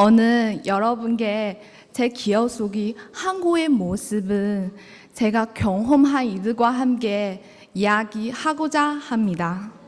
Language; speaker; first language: Korean; non-native, learner; Chinese